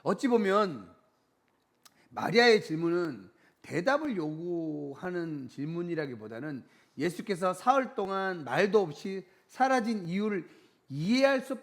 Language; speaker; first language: Korean; native; Korean